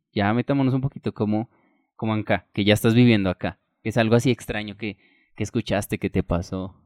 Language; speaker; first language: Spanish; native; Spanish